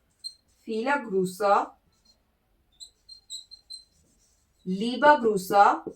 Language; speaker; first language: German; non-native, learner; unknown